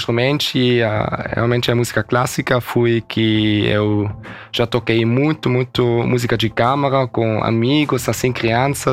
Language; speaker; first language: Portuguese; early bilingual, heritage; Portuguese